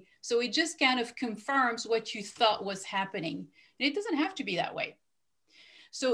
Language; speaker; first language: English; non-native, fluent; French